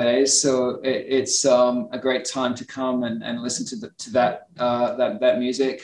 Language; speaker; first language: English; native; English